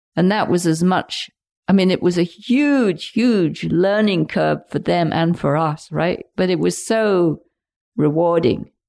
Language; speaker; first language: English; native; English